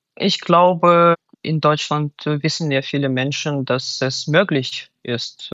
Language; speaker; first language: German; non-native, fluent; Russian